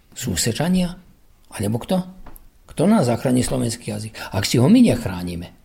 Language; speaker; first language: Slovak; early bilingual, heritage; Slovak